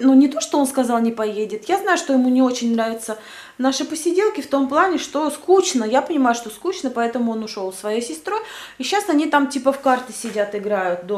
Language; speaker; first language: Russian; native; Russian